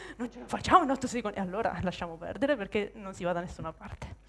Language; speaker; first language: Italian; native; Italian